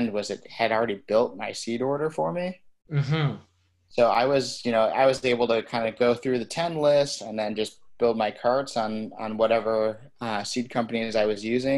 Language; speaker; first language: English; native; English